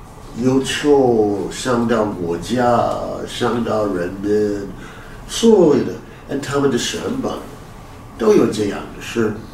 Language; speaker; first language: Chinese; non-native, fluent; English